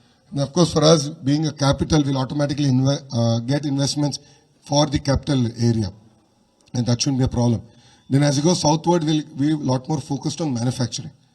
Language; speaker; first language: English; non-native, local second language; Telugu